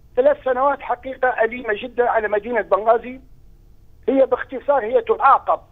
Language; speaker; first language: Arabic; native; Arabic